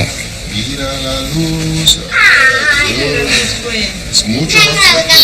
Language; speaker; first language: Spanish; non-native, learner; English